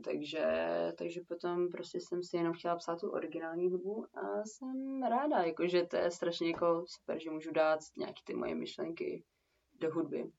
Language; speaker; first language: Czech; early bilingual, heritage; Czech